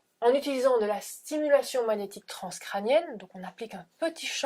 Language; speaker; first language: French; native; French